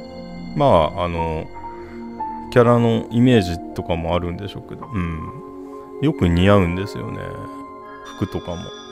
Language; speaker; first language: Japanese; native; Japanese